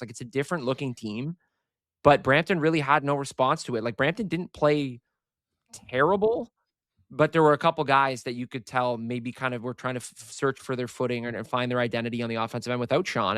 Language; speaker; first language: English; native; English